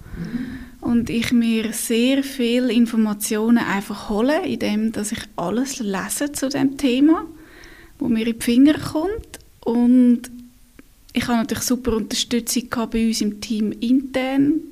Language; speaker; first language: German; native; German